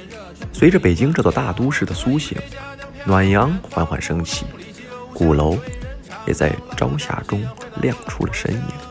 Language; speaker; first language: Chinese; native; Chinese